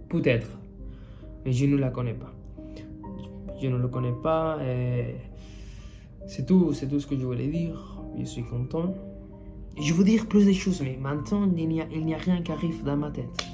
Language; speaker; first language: French; non-native, learner; Spanish